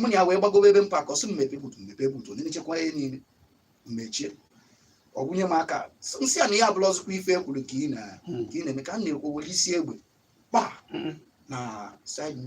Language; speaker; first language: Igbo; native; Igbo